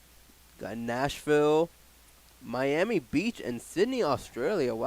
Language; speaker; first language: English; native; English